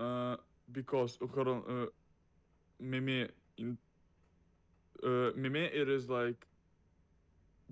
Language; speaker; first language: English; non-native, learner; Russian